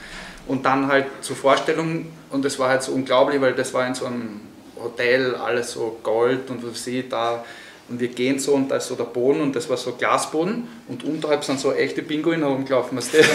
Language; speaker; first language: German; native; German